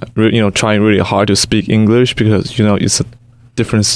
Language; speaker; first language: English; non-native, fluent; Chinese